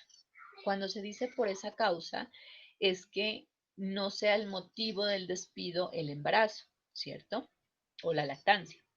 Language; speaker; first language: Spanish; native; Spanish